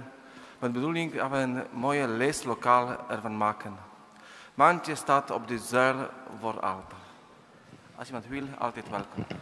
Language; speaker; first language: Dutch; non-native, learner; Polish